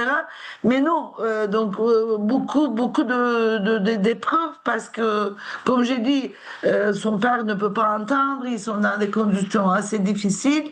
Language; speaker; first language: French; non-native, fluent; Turkish